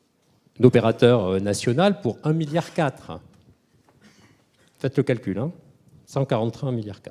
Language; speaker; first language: French; native; French